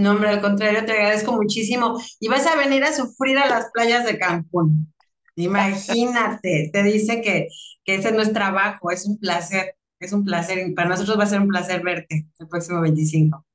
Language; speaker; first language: Spanish; native; Spanish